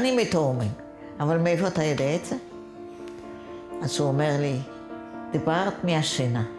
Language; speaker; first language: Hebrew; non-native, fluent; Yiddish